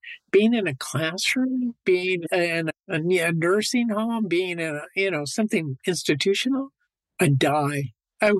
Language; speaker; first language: English; native; English